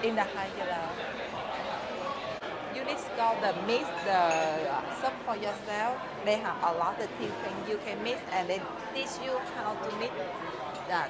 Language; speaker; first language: English; non-native, learner; Vietnamese